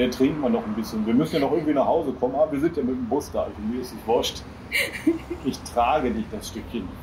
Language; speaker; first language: German; native; German